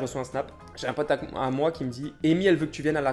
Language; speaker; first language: French; native; French